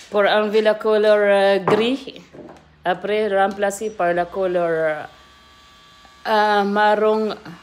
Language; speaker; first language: French; non-native, learner; Filipino